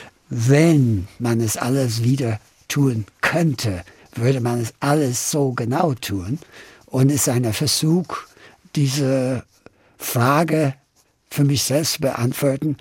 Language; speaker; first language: German; non-native, fluent; English